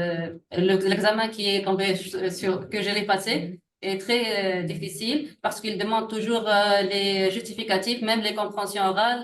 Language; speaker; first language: French; non-native, learner; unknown